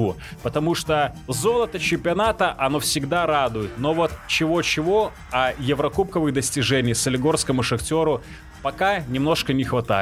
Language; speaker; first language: Russian; native; Russian